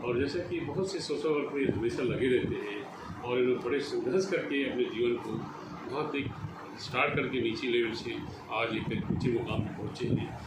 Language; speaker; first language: Hindi; native; Hindi